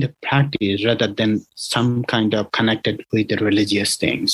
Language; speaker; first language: English; non-native, local second language; Bangla